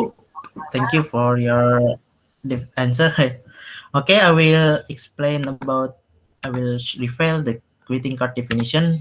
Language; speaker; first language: English; non-native, local second language; Indonesian